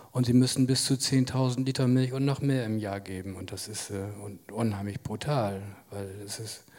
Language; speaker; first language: German; native; German